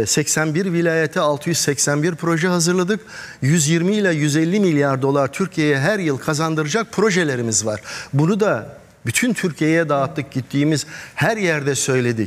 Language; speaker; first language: Turkish; native; Turkish